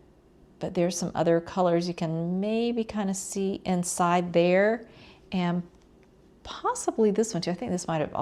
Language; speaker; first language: English; native; English